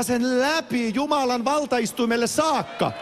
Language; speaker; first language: Finnish; native; Finnish